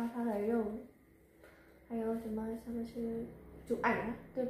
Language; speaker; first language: Chinese; non-native, learner; Vietnamese